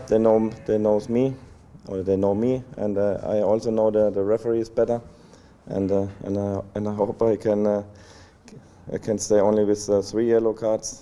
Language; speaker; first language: English; non-native, learner; German